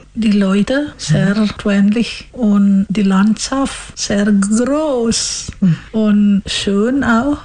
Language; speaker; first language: German; non-native, learner; Indonesian